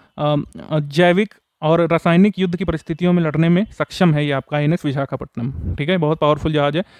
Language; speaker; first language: Hindi; native; Hindi